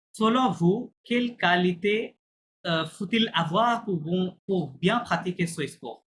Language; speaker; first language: French; non-native, fluent; Bangla